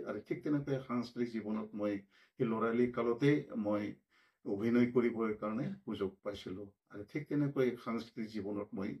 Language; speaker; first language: Assamese; non-native, local second language; Bodo